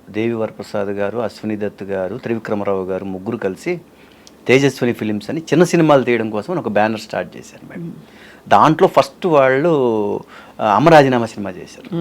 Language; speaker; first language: Telugu; native; Telugu